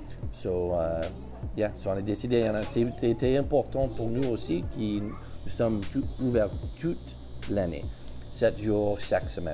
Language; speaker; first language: French; early bilingual, heritage; English